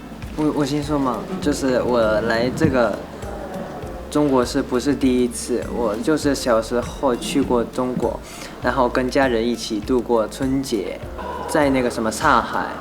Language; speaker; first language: Chinese; non-native, learner; Japanese